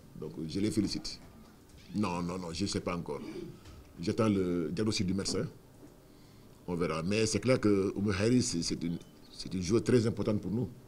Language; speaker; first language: French; non-native, local second language; Wolof